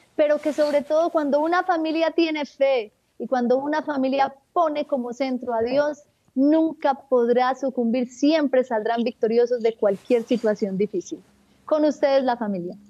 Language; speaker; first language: Spanish; native; Spanish